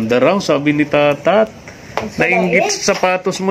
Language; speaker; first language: Filipino; native; Filipino